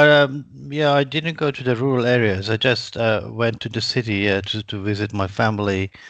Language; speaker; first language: English; non-native, fluent; Persian